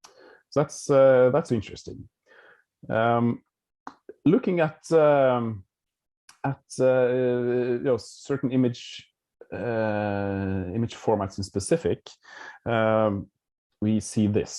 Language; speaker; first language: English; non-native, fluent; Norwegian